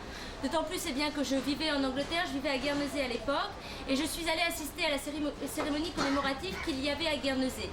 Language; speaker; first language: French; native; French